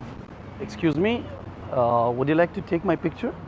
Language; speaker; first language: English; non-native, learner; Persian